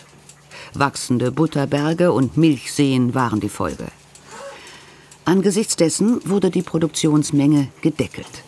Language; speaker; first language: German; native; German